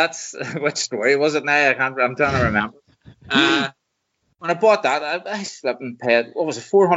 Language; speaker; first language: English; native; English